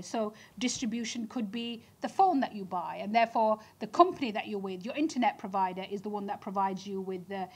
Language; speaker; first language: English; native; English